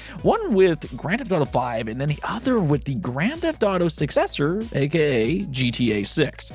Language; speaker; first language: English; native; English